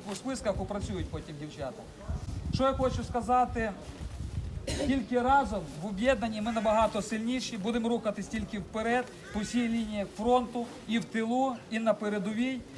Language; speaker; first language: Ukrainian; native; Ukrainian